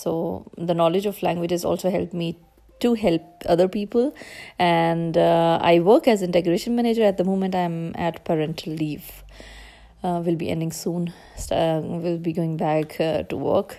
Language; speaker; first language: English; non-native, local second language; Urdu